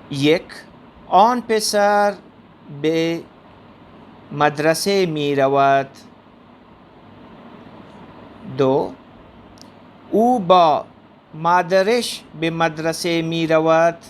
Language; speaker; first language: Persian; non-native, fluent; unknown